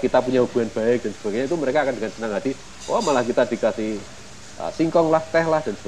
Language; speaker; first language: Indonesian; native; Indonesian